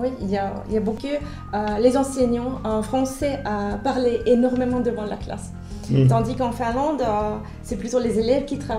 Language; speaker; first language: French; non-native, fluent; Finnish